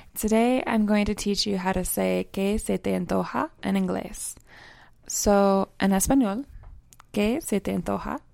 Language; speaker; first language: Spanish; non-native, fluent; English